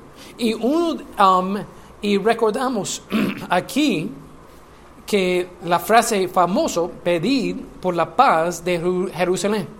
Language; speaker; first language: Spanish; non-native, learner; English